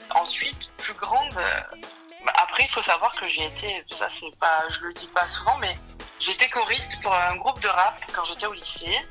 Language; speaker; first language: French; native; French